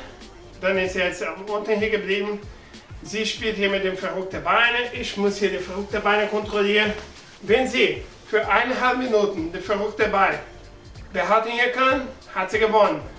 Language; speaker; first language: German; non-native, learner; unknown